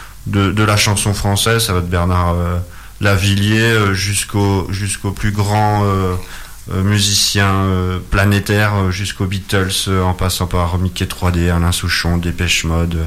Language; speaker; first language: French; native; French